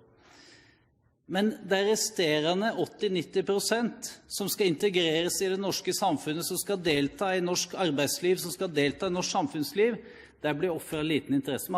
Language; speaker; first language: Norwegian; native; Norwegian